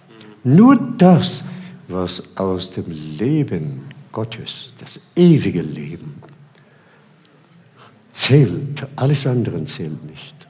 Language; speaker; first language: German; non-native, fluent; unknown